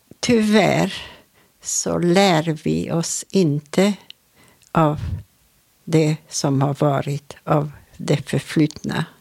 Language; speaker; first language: Swedish; non-native, fluent; Hungarian